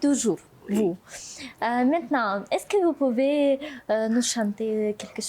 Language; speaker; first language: French; non-native, learner; Russian